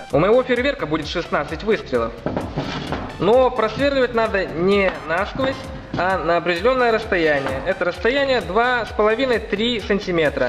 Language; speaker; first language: Russian; native; Russian